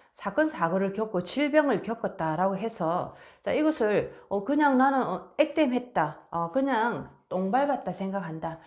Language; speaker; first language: Korean; native; Korean